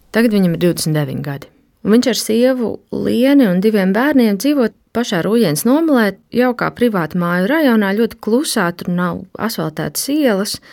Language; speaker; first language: Latvian; native; Latvian